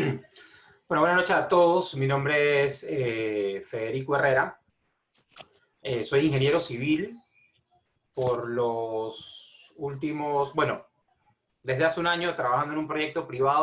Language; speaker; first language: Spanish; native; Spanish